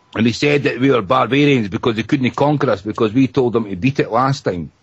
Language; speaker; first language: English; native; English